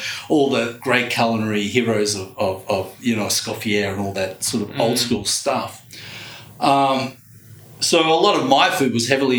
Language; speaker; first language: English; native; English